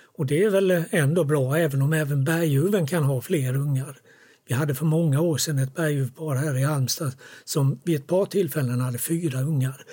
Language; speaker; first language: Swedish; native; Swedish